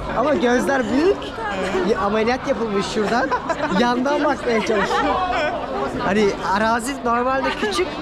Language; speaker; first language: Turkish; native; Turkish